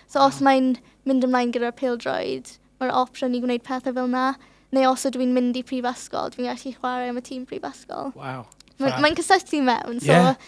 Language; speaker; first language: Welsh; non-native, local second language; English